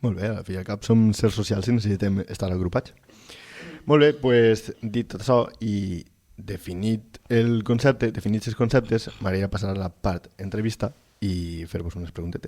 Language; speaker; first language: Catalan; native; Catalan